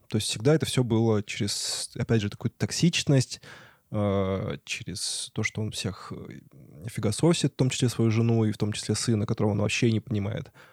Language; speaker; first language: Russian; native; Russian